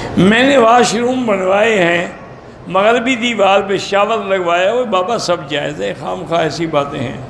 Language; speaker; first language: Urdu; early bilingual, heritage; Urdu